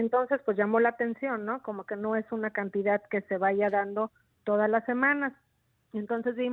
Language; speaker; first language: Spanish; native; Spanish